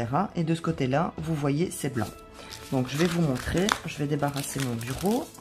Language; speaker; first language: French; native; French